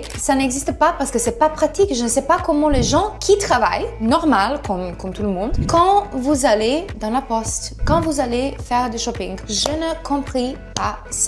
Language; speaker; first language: French; non-native, learner; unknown